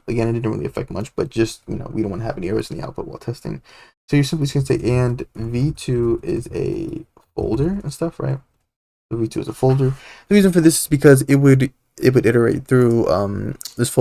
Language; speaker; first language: English; native; English